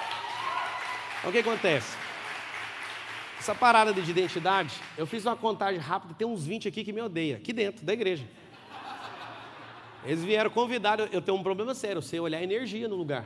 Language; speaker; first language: Portuguese; native; Portuguese